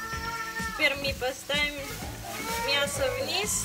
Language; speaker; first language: Russian; non-native, learner; Tajik